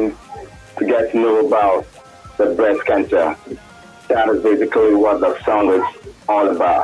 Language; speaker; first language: English; non-native, local second language; Yoruba